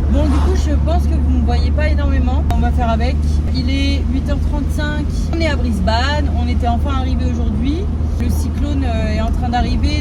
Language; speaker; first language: French; native; French